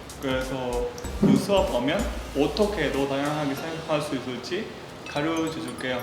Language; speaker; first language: Korean; non-native, learner; Spanish